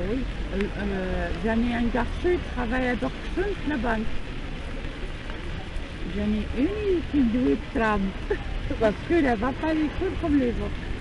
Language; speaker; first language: French; non-native, learner; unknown